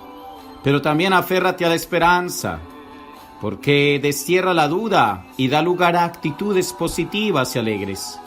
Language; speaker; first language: Spanish; native; Spanish